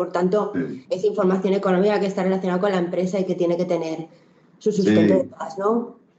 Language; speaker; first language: Spanish; native; Spanish